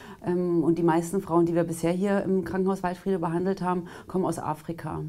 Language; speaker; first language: German; native; German